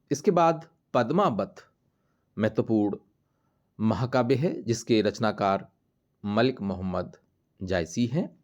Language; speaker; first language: Hindi; native; Hindi